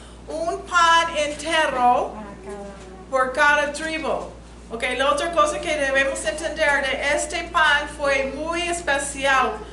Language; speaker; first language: Spanish; non-native, fluent; English